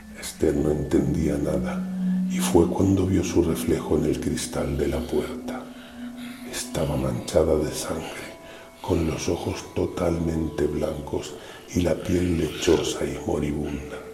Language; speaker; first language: Spanish; native; Spanish